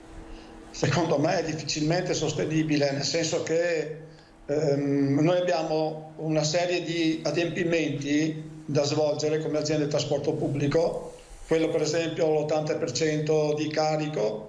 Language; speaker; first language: Italian; native; Italian